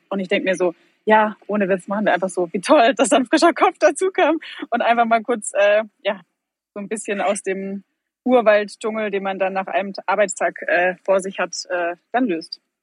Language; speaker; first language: German; native; German